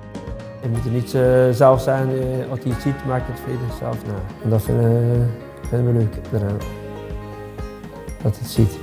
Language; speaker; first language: Dutch; native; Dutch